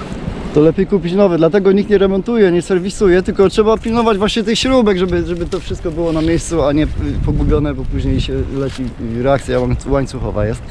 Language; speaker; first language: Polish; native; Polish